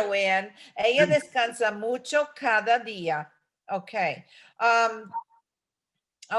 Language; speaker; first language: Spanish; non-native, fluent; English